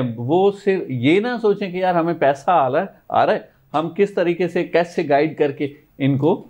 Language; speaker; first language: Urdu; non-native, local second language; Sindhi